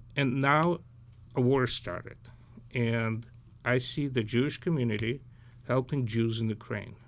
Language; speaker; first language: English; early bilingual, other home language; Ukrainian